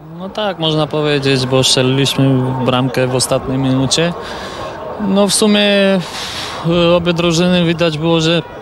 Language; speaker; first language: Polish; non-native, fluent; Georgian